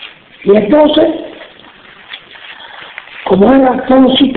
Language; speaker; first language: Spanish; non-native, local second language; Friulian